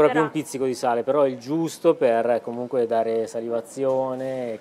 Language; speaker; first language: Italian; native; Italian